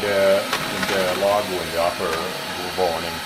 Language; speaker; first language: English; non-native, fluent; Swedish